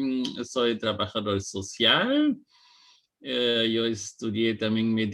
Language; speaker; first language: Spanish; non-native, fluent; German